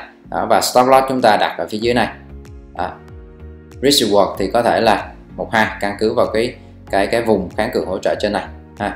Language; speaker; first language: Vietnamese; native; Vietnamese